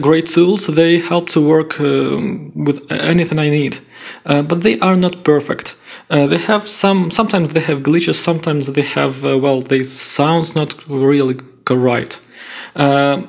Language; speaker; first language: English; non-native, fluent; Russian